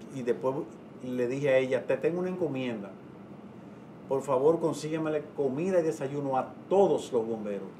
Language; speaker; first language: Spanish; native; Spanish